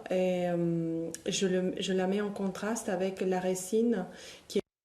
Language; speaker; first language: French; non-native, fluent; Spanish